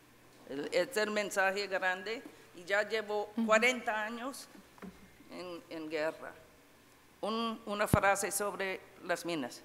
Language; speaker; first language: Spanish; non-native, fluent; English